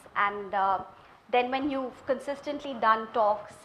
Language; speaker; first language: English; non-native, local second language; Malayalam